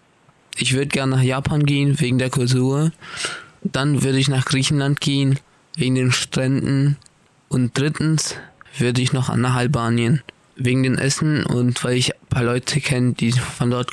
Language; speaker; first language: German; early bilingual, other home language; Portuguese